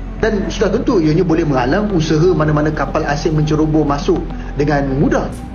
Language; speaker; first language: Malay; native; Malay